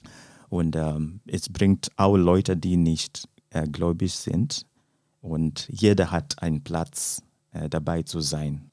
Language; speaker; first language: German; non-native, fluent; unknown